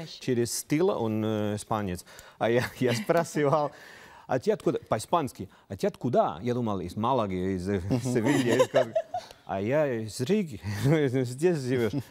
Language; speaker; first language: Russian; non-native, learner; Spanish